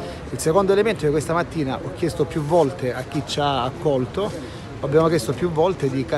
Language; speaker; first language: Italian; native; Italian